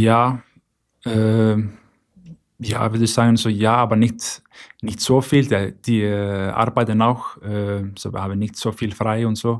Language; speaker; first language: German; non-native, learner; Icelandic